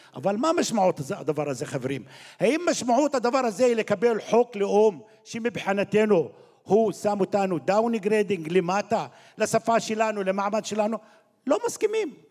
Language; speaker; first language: Hebrew; non-native, local second language; Arabic